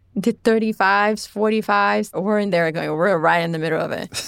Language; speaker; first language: English; non-native, fluent; Portuguese